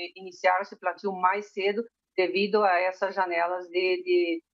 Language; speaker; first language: Portuguese; early bilingual, heritage; Spanish